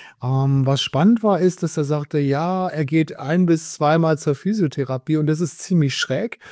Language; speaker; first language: German; native; German